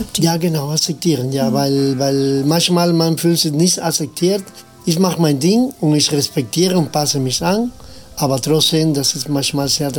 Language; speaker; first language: German; non-native, fluent; Spanish